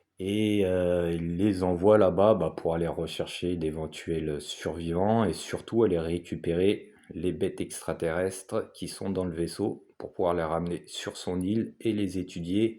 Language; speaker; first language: French; native; French